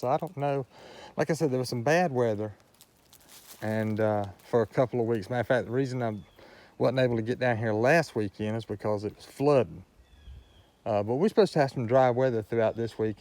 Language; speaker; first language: English; native; English